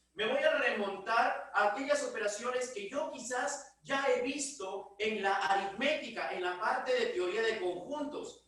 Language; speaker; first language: Spanish; native; Spanish